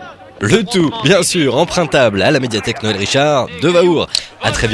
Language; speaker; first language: French; native; French